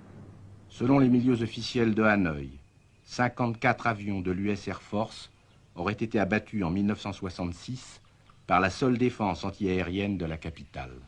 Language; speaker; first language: French; native; French